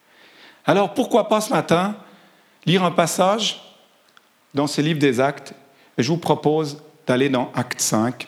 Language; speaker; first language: French; native; French